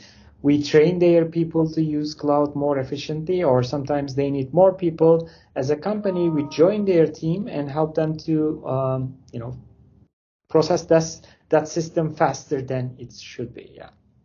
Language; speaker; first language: English; non-native, fluent; Turkish